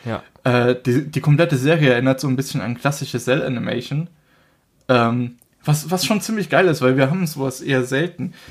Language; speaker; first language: German; native; German